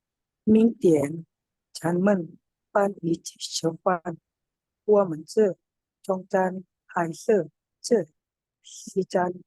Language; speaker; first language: Chinese; non-native, learner; Indonesian